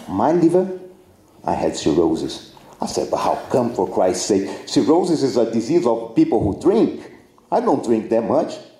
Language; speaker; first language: English; non-native, fluent; Portuguese